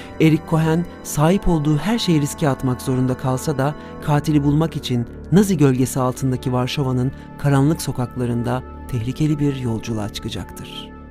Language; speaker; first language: Turkish; native; Turkish